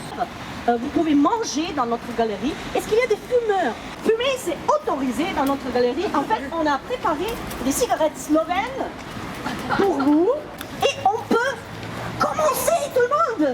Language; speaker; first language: French; non-native, fluent; Slovenian